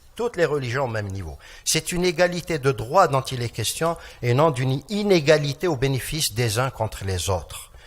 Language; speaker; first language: French; non-native, local second language; Kabyle